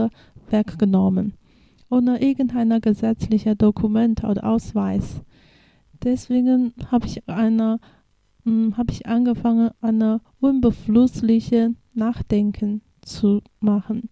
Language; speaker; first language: German; non-native, fluent; Chinese